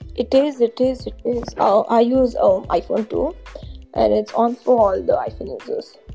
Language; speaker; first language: English; non-native, local second language; Hindi